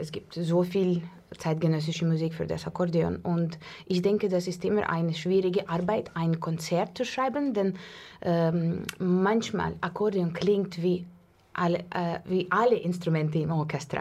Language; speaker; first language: German; non-native, fluent; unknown